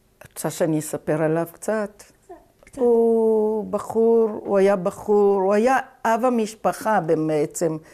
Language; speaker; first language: Hebrew; native; Hebrew